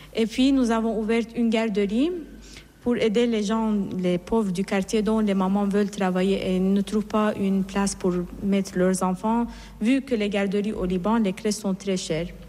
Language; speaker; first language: French; non-native, fluent; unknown